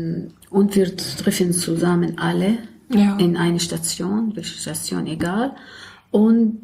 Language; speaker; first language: German; non-native, learner; Arabic